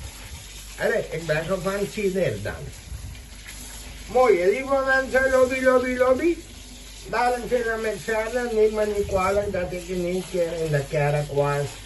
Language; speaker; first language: Dutch; non-native, local second language; Caribbean Hindustani